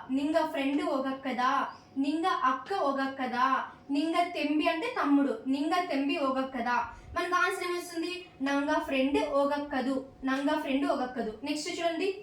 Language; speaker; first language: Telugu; non-native, local second language; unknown